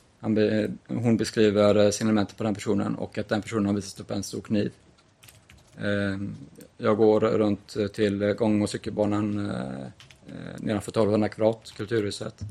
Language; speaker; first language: Swedish; native; Swedish